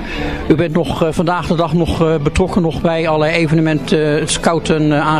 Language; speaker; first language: Dutch; native; Dutch